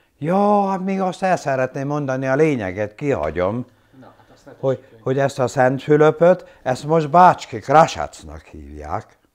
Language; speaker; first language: Hungarian; non-native, local second language; German